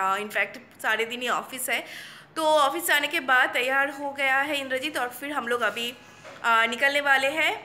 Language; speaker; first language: Hindi; non-native, local second language; Bangla